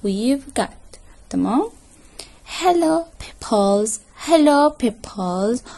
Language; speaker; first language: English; non-native, fluent; Arabic